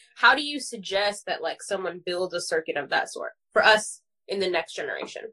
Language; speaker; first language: English; native; English